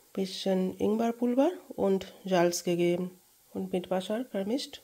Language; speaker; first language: German; non-native, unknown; Bangla